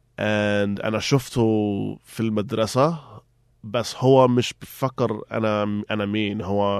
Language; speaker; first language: Arabic; early bilingual, heritage; Arabic